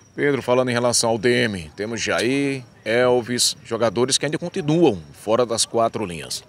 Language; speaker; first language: Portuguese; native; Portuguese